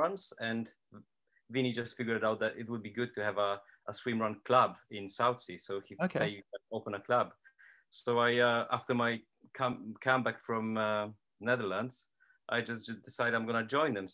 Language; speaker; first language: English; non-native, fluent; Polish